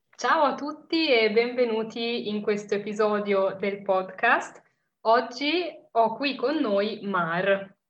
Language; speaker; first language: Italian; native; Italian